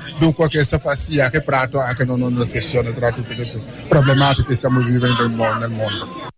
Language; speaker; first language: Italian; non-native, fluent; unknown